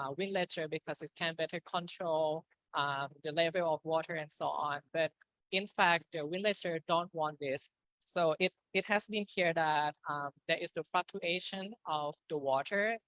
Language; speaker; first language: English; non-native, fluent; Thai